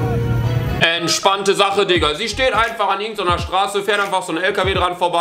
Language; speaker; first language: German; native; German